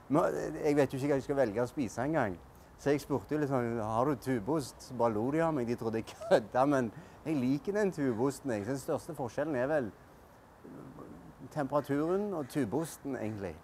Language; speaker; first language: Norwegian; native; Norwegian